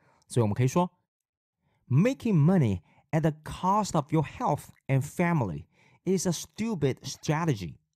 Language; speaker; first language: English; non-native, fluent; Chinese